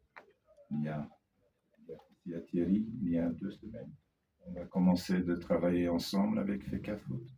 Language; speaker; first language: French; non-native, fluent; Dutch